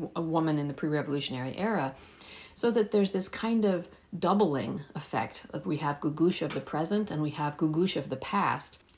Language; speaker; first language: English; early bilingual, heritage; Persian